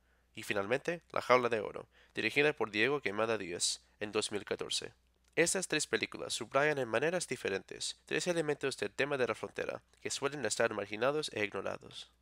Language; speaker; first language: Spanish; non-native, fluent; English